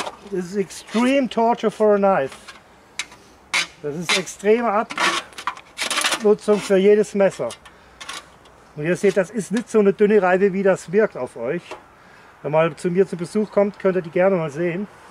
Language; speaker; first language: German; native; German